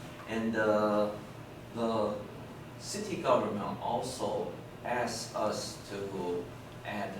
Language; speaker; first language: English; non-native, fluent; Chinese